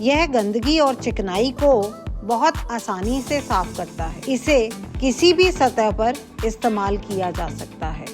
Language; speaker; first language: Hindi; non-native, local second language; Bangla